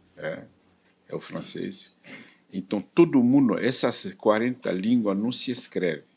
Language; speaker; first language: Portuguese; non-native, fluent; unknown